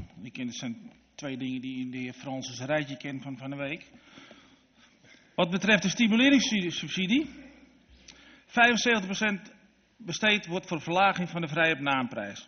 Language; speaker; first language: Dutch; native; Dutch